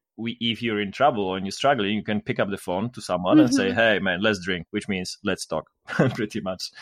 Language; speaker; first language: English; non-native, fluent; Polish